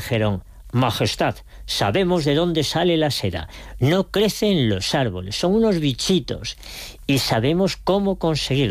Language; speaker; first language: Spanish; native; Spanish